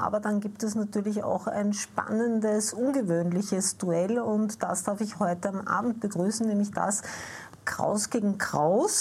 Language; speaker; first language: German; native; German